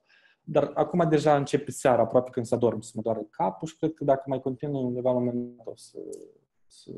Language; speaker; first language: Romanian; native; Romanian